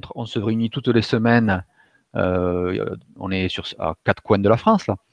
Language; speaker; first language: French; native; French